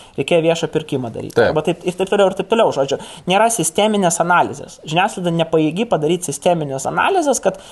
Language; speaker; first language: Lithuanian; non-native, local second language; Russian